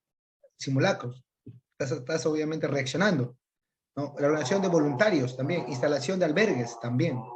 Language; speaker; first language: Spanish; native; Spanish